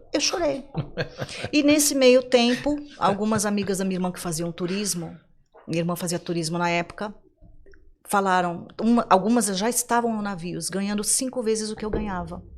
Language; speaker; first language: Portuguese; native; Portuguese